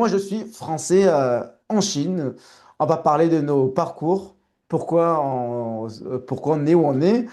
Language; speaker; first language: French; native; French